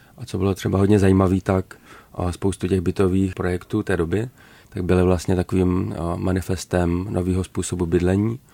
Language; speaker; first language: Czech; native; Czech